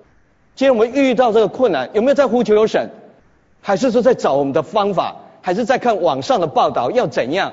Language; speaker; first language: Chinese; native; Chinese